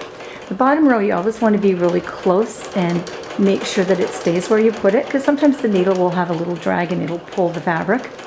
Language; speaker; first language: English; native; English